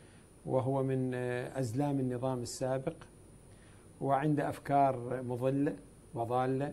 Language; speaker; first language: Arabic; native; Arabic